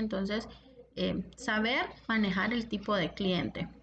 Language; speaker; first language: Spanish; native; Spanish